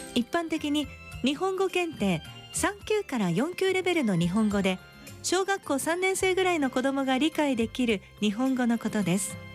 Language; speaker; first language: Japanese; native; Japanese